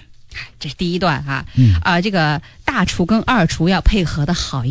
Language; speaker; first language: Chinese; native; Chinese